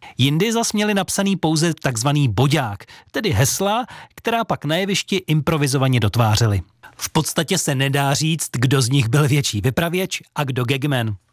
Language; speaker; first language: Czech; native; Czech